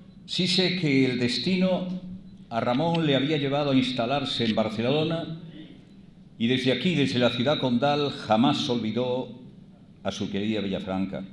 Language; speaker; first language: Spanish; native; Spanish